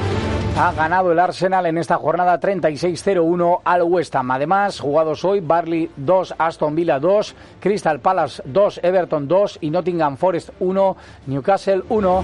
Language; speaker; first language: Spanish; native; Spanish